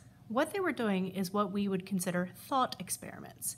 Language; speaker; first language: English; native; English